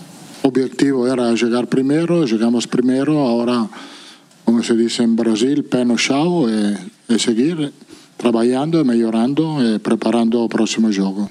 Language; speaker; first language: Portuguese; non-native, learner; Italian